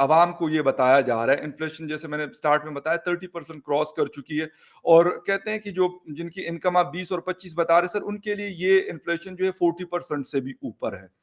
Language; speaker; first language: Urdu; non-native, local second language; Pashto